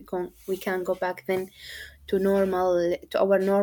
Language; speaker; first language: English; non-native, learner; Arabic